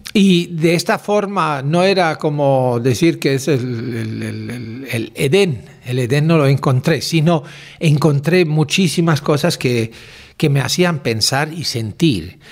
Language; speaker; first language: Spanish; non-native, fluent; German